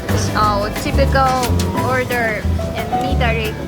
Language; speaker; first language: English; non-native, learner; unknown